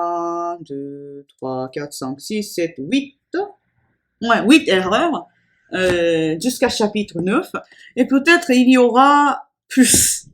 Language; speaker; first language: French; non-native, fluent; Japanese